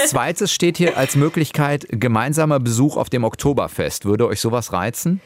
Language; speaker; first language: German; native; German